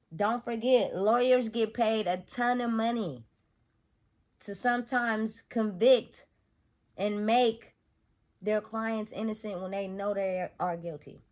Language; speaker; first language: English; native; English